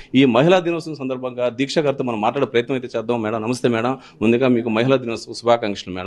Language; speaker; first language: Telugu; native; Telugu